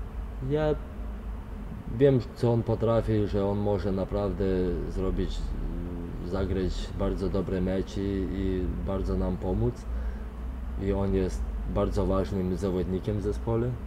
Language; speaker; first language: Polish; non-native, fluent; Lithuanian